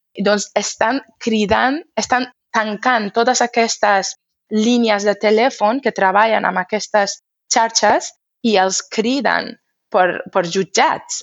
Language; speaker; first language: Catalan; non-native, fluent; Persian